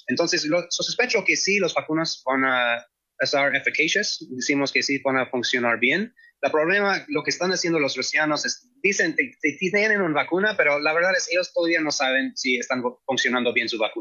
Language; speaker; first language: Spanish; non-native, fluent; English